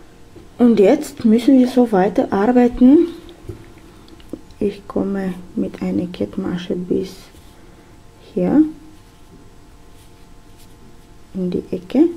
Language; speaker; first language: German; non-native, fluent; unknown